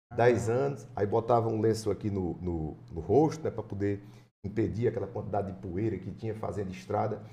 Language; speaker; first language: Portuguese; native; Portuguese